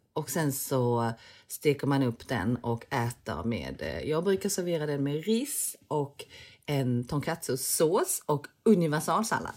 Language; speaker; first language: Swedish; early bilingual, other home language; Korean